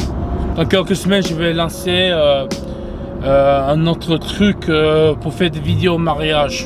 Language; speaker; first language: French; non-native, fluent; English